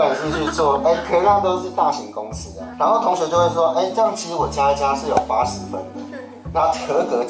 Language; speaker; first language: Chinese; native; Chinese